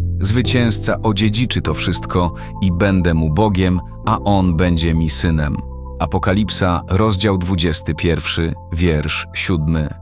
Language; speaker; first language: Polish; native; Polish